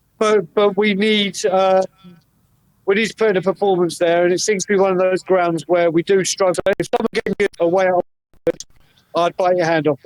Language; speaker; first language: English; native; English